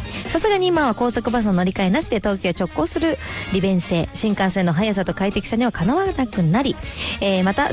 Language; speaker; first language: Japanese; native; Japanese